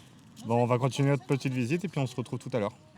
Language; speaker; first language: French; native; French